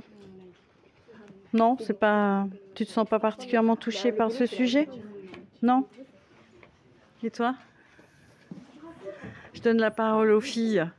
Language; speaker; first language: French; native; French